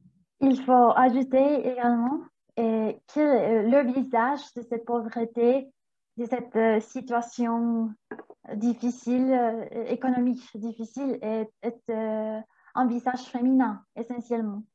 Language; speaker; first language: French; non-native, fluent; Spanish